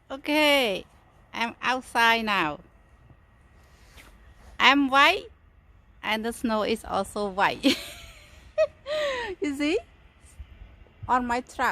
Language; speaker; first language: English; non-native, fluent; Khmer